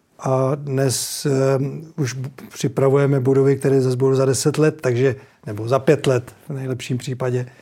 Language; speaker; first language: Czech; native; Czech